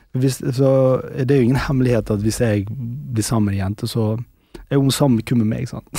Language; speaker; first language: Norwegian; early bilingual, other home language; Urdu